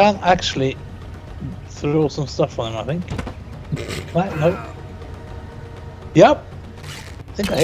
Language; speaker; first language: English; non-native, fluent; Norwegian